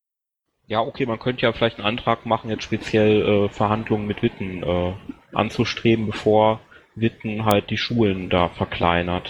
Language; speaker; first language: German; native; German